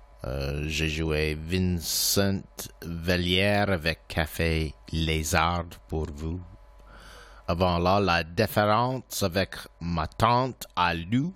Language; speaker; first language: French; non-native, local second language; English